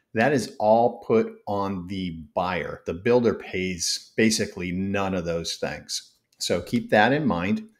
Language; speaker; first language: English; native; English